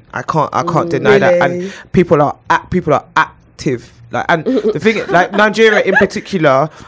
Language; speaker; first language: English; native; English